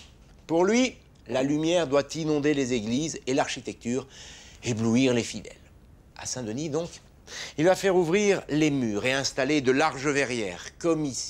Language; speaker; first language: French; native; French